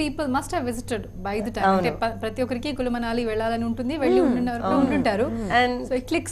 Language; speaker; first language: Telugu; native; Telugu